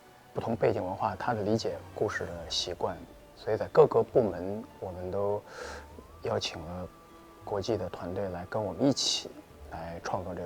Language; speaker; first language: Chinese; native; Chinese